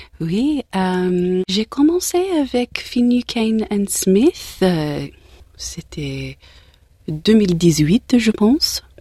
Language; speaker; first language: French; non-native, learner; English